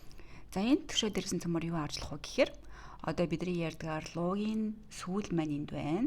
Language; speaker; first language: Mongolian; native; Mongolian